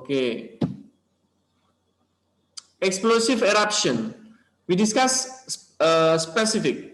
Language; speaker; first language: English; non-native, learner; Indonesian